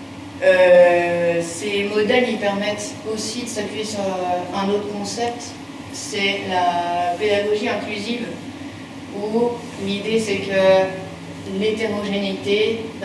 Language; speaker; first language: French; native; French